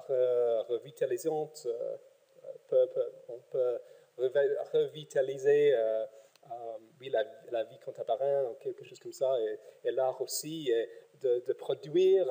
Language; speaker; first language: French; non-native, fluent; English